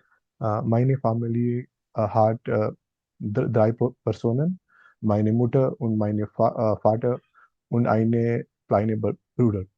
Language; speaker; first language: German; non-native, learner; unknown